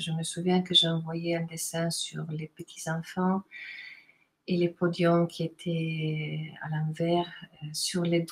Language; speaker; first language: French; non-native, fluent; Italian